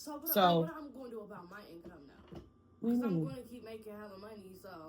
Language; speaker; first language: English; native; English